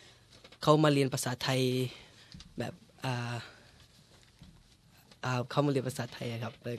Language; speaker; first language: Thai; early bilingual, heritage; English